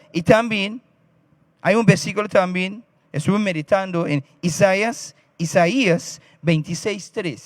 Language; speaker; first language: Spanish; non-native, fluent; English